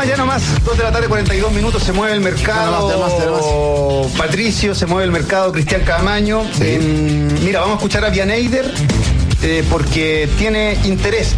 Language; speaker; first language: Spanish; native; Spanish